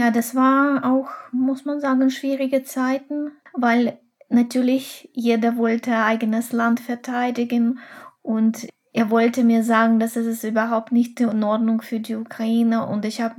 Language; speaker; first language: German; non-native, fluent; Russian